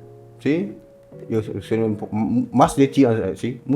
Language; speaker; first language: Spanish; non-native, learner; French